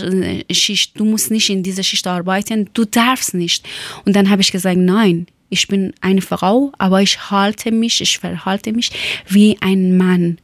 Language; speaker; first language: German; non-native, learner; Persian